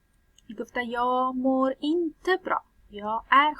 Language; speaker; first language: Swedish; non-native, learner; Persian